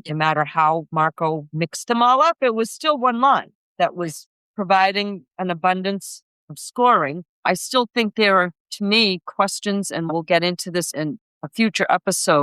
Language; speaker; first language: English; native; English